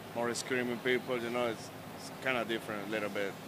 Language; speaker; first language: English; non-native, learner; Spanish